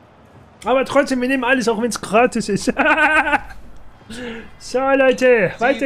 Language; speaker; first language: German; native; German